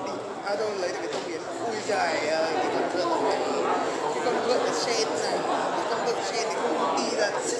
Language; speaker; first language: Vietnamese; native; Vietnamese